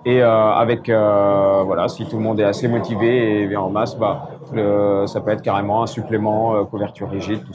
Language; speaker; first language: French; native; French